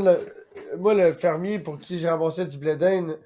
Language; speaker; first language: French; native; French